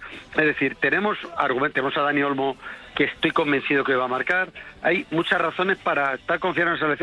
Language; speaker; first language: Spanish; native; Spanish